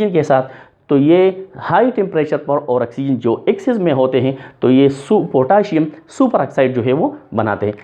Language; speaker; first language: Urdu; non-native, local second language; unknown